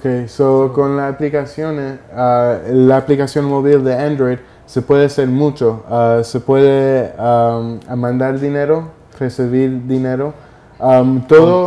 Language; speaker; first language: Spanish; early bilingual, heritage; Spanish